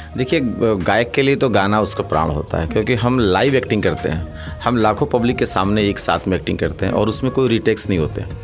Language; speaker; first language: Hindi; native; Hindi